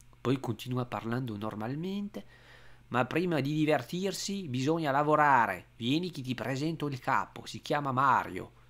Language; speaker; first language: Italian; non-native, fluent; French